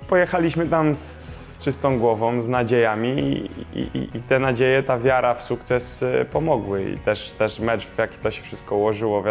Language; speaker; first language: Polish; native; Polish